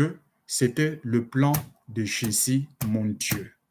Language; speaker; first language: French; non-native, local second language; Lingala